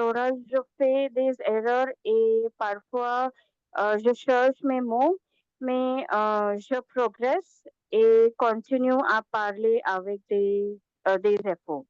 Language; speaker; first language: French; non-native, learner; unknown